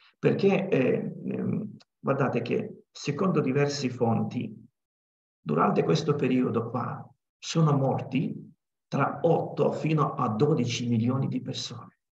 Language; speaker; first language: Italian; non-native, fluent; Ukrainian